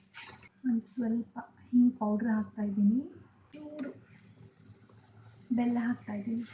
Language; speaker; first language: Kannada; native; Kannada